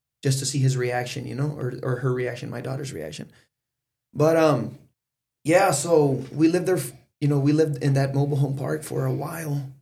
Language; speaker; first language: English; early bilingual, other home language; Spanish